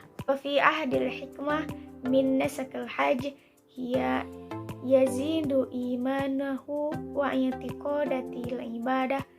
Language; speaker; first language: Arabic; non-native, learner; Indonesian